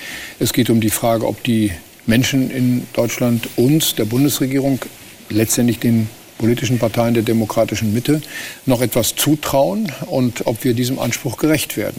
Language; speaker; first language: German; native; German